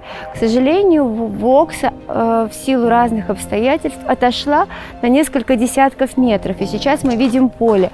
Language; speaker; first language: Russian; native; Russian